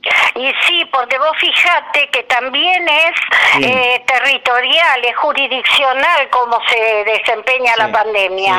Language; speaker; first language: Spanish; native; Spanish